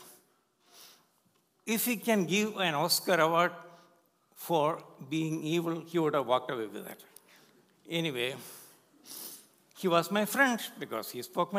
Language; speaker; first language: English; non-native, local second language; Malayalam